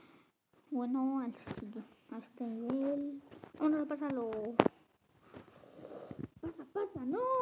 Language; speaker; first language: Spanish; early bilingual, other home language; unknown